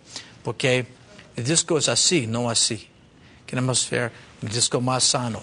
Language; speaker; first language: Spanish; non-native, learner; English